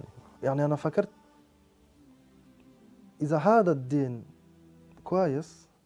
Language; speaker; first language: Arabic; non-native, fluent; French